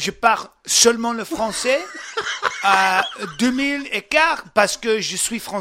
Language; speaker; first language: French; non-native, learner; English